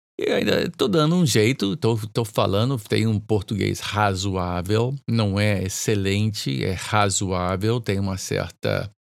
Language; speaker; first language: Portuguese; non-native, fluent; English